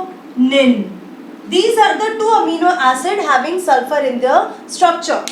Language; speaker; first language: English; non-native, local second language; Hindi